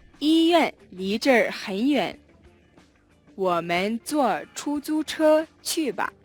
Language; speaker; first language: Chinese; non-native, learner; Mongolian